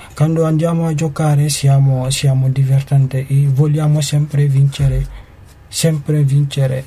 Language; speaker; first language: Italian; non-native, learner; Fula